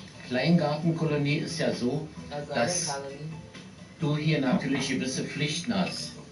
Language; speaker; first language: German; native; German